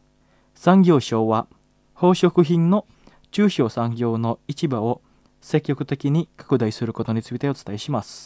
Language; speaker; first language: Japanese; non-native, fluent; Indonesian